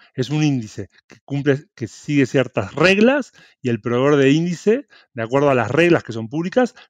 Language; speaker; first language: Spanish; native; Spanish